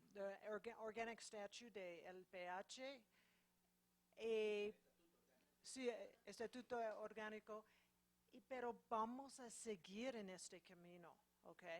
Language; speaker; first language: Spanish; non-native, fluent; English